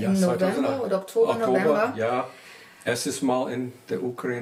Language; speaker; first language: German; non-native, learner; English